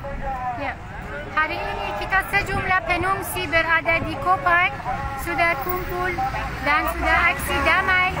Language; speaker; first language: Indonesian; non-native, fluent; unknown